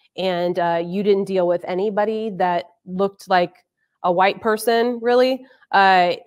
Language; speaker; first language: English; native; English